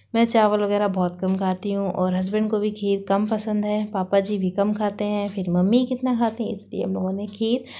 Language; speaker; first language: Hindi; native; Hindi